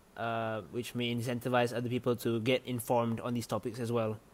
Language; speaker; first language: English; non-native, local second language; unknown